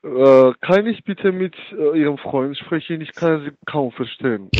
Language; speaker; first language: German; non-native, learner; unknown